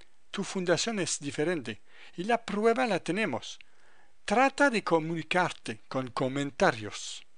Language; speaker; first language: Spanish; non-native, fluent; French